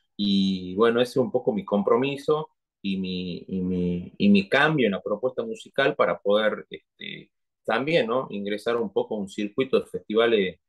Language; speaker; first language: Spanish; native; Spanish